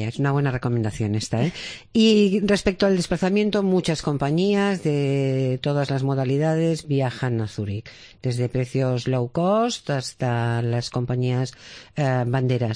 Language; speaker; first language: Spanish; native; Spanish